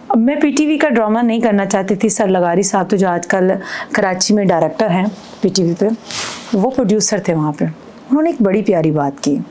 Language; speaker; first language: Urdu; non-native, local second language; Punjabi